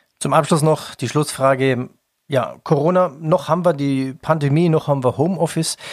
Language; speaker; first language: German; native; German